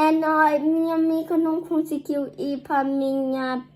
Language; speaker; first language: Portuguese; early bilingual, heritage; Portuguese